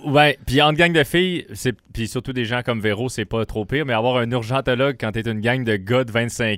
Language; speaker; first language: French; native; French